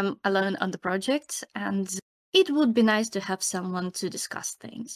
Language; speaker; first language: English; non-native, fluent; Ukrainian